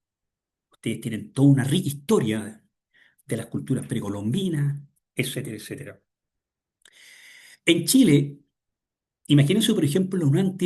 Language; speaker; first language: Spanish; native; Spanish